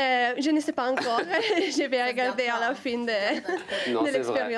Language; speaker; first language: French; non-native, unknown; Italian